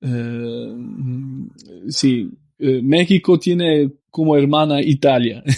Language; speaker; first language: Spanish; non-native, fluent; Italian